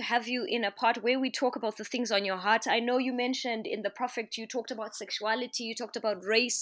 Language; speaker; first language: English; non-native, local second language; Shona